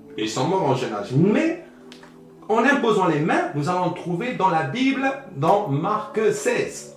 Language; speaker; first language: French; early bilingual, other home language; Arabic